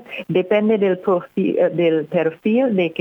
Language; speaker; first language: Spanish; non-native, fluent; English